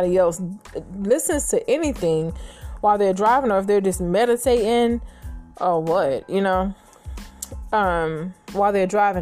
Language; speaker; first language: English; native; English